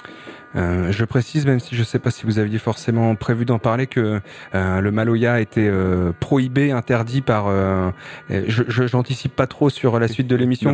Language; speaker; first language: French; native; French